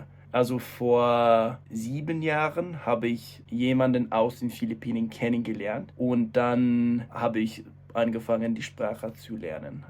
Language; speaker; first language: German; non-native, fluent; English